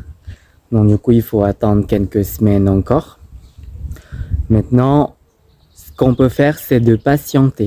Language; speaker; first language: French; non-native, fluent; Thai